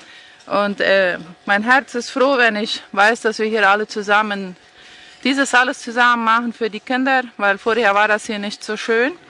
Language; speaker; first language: German; non-native, fluent; Spanish